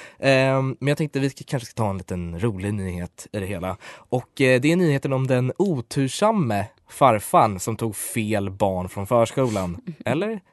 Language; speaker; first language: Swedish; native; Swedish